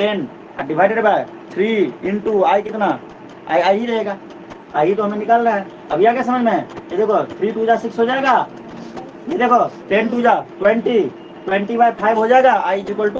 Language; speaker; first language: Hindi; native; Hindi